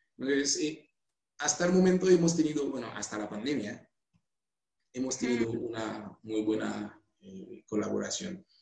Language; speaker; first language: Spanish; non-native, fluent; Haitian Creole